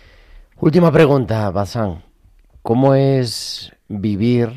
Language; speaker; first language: Spanish; native; Spanish